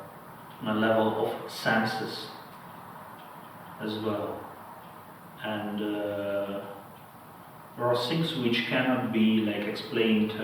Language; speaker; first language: English; non-native, fluent; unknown